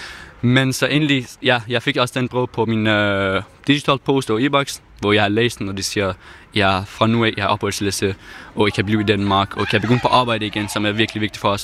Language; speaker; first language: Danish; non-native, fluent; Persian